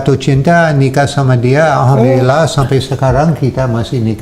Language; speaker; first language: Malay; non-native, fluent; English